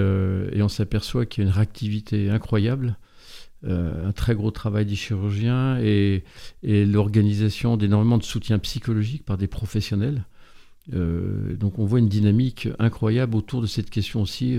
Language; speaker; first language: French; native; French